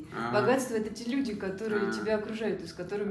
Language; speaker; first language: Russian; native; Russian